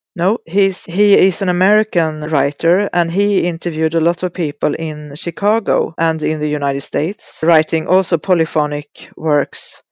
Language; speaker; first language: English; non-native, fluent; Swedish